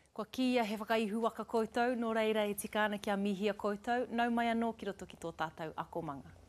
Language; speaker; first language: Māori; non-native, local second language; English